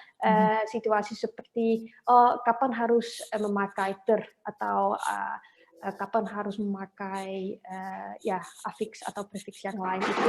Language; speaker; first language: Indonesian; non-native, learner; Dutch